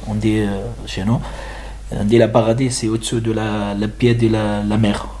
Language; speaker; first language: French; non-native, learner; Arabic